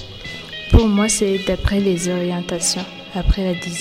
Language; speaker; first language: French; non-native, local second language; Rundi